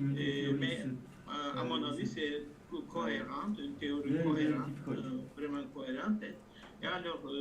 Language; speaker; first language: French; non-native, fluent; Turkish